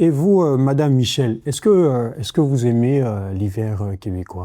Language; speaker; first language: French; native; French